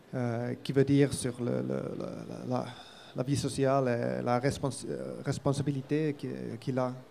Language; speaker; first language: French; non-native, learner; Finnish